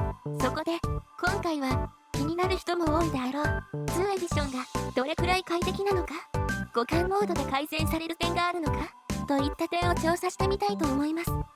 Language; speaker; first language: Japanese; native; Japanese